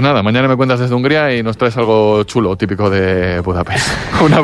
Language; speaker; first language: Spanish; native; Spanish